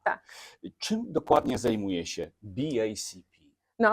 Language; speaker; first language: Polish; native; Polish